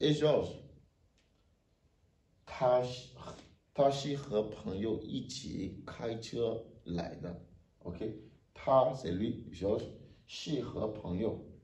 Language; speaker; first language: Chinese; non-native, fluent; French